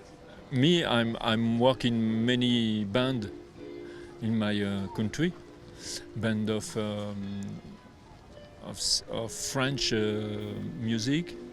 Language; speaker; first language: English; non-native, learner; French